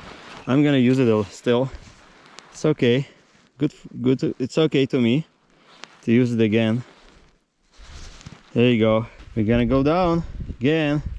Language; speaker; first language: English; non-native, learner; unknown